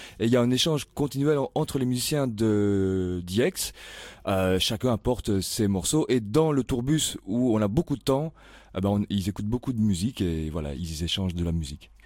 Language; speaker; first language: French; native; French